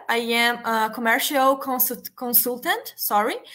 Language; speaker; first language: English; non-native, learner; Portuguese